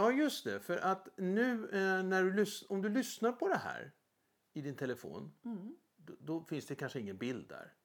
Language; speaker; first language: Swedish; native; Swedish